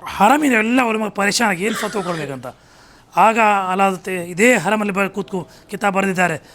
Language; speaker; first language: Kannada; non-native, local second language; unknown